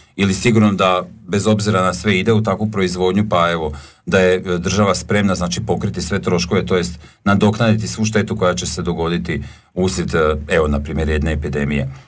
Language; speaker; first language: Croatian; native; Croatian